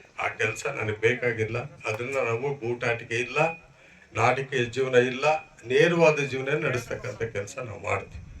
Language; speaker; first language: Kannada; native; Kannada